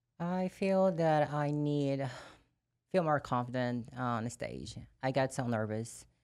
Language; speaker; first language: English; non-native, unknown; Portuguese